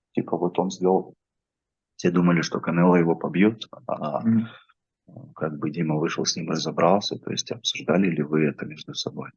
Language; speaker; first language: Russian; native; Russian